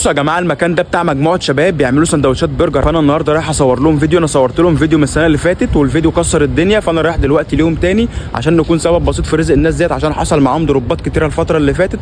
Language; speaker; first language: Arabic; native; Arabic